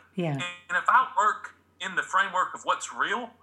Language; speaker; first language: English; native; English